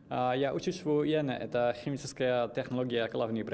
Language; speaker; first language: Russian; non-native, learner; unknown